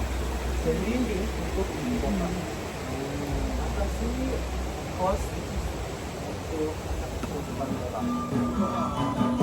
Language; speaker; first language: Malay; non-native, local second language; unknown